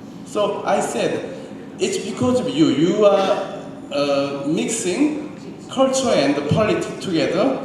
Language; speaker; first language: English; non-native, learner; Korean